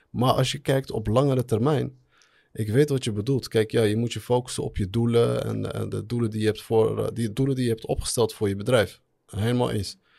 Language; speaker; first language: Dutch; early bilingual, other home language; Arabic